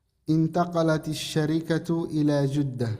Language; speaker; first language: Arabic; non-native, fluent; Indonesian